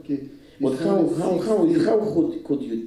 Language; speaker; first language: English; non-native, fluent; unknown